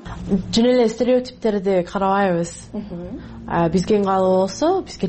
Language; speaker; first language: Kyrgyz; non-native, learner; English